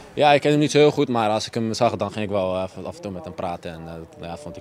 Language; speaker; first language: Dutch; native; Dutch